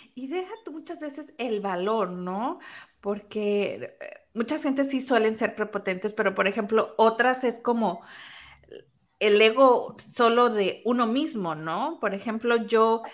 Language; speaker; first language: Spanish; native; Spanish